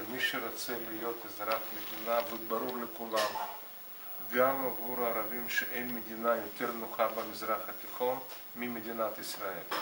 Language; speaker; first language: Hebrew; non-native, fluent; Russian